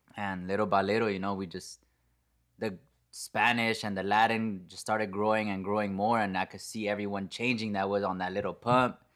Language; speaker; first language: English; native; English